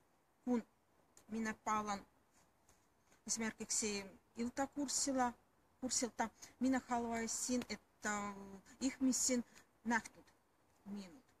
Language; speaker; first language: Finnish; non-native, learner; Russian